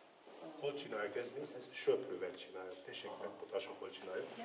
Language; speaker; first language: Hungarian; non-native, learner; Turkish